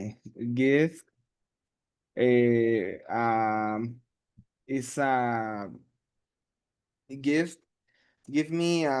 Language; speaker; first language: English; non-native, learner; Spanish